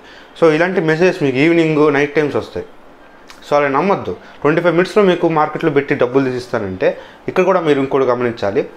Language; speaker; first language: Telugu; native; Telugu